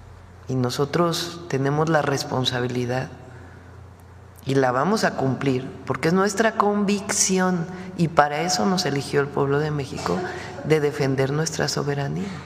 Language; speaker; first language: Spanish; native; Spanish